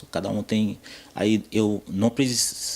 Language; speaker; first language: Portuguese; non-native, fluent; Haitian Creole